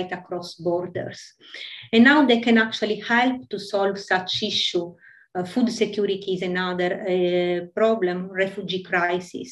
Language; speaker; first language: English; non-native, fluent; Italian